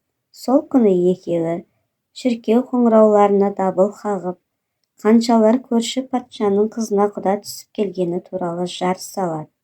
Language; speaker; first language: Kazakh; native; Kazakh